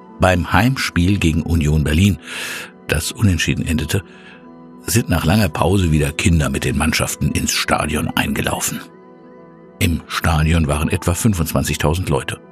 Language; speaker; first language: German; native; German